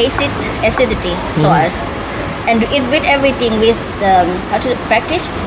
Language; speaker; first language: English; non-native, learner; Thai